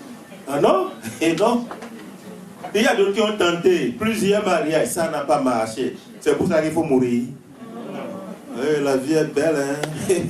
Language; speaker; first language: French; native; French